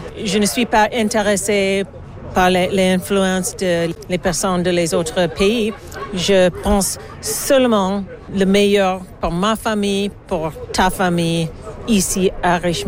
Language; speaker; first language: French; non-native, learner; English